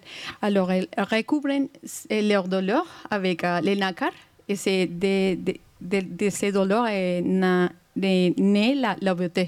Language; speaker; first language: French; non-native, fluent; Spanish